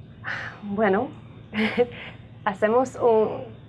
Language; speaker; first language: Spanish; early bilingual, heritage; Spanish